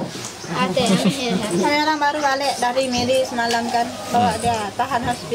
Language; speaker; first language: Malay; non-native, local second language; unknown